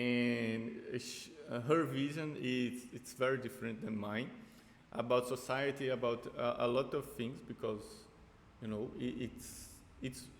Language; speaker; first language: English; non-native, fluent; Portuguese